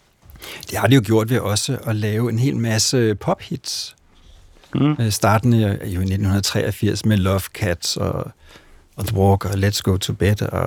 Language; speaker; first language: Danish; native; Danish